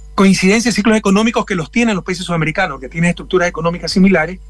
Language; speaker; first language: Spanish; native; Spanish